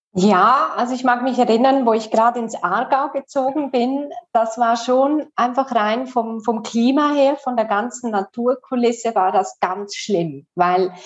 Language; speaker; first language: German; non-native, local second language; Romansh